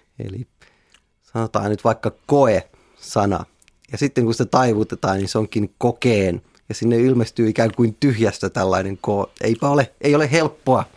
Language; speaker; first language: Finnish; native; Finnish